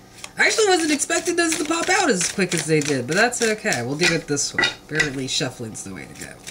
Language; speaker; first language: English; native; English